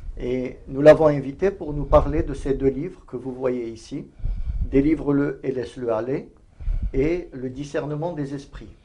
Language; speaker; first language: French; native; French